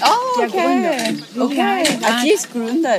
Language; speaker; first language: German; non-native, learner; Korean